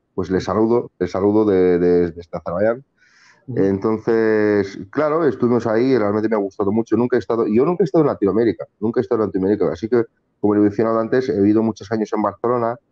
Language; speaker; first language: Spanish; non-native, fluent; Azerbaijani